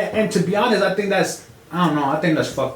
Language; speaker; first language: English; native; English